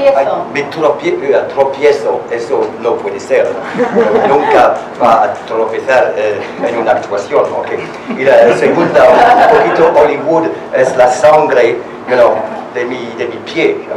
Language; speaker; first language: Spanish; non-native, learner; French